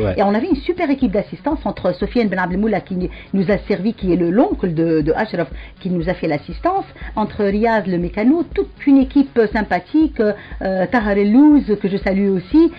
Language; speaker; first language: French; non-native, local second language; Arabic